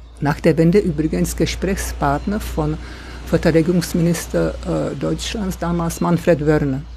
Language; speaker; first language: German; non-native, fluent; Czech